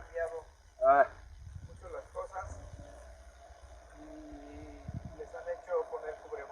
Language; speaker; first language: Spanish; native; Spanish